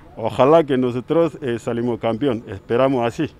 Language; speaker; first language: Spanish; non-native, learner; Wolof